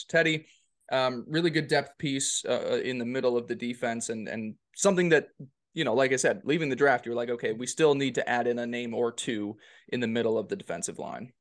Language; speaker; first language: English; native; English